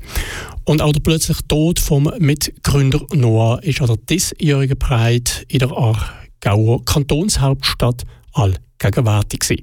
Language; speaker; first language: German; native; German